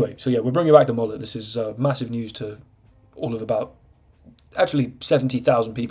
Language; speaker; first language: English; native; English